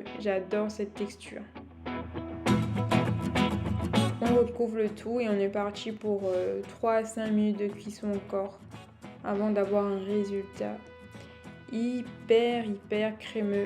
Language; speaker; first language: French; native; French